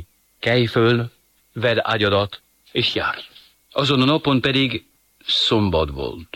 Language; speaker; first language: Hungarian; non-native, fluent; French